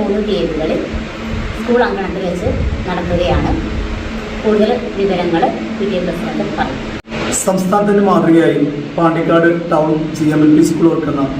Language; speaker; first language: Malayalam; native; Malayalam